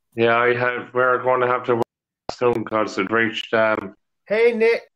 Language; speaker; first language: English; native; English